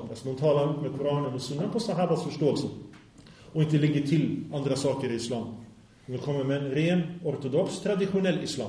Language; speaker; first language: Swedish; early bilingual, other home language; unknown